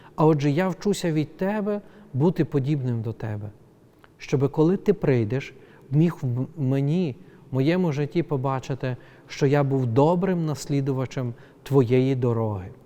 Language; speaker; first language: Ukrainian; native; Ukrainian